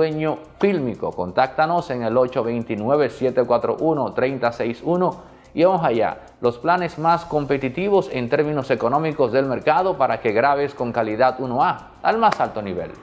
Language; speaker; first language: Spanish; native; Spanish